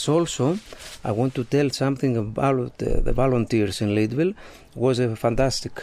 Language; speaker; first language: English; non-native, learner; Greek